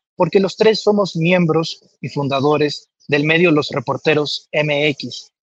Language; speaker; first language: Spanish; native; Spanish